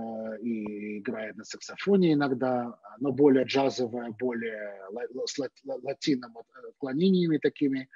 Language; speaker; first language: Russian; native; Russian